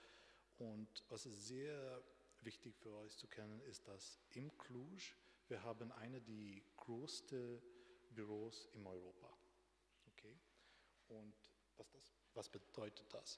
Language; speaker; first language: German; non-native, fluent; Romanian